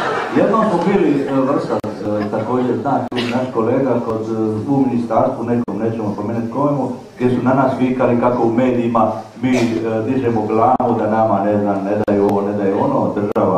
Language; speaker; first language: Serbian; native; Serbian